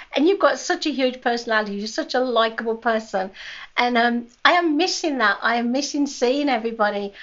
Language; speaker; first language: English; native; English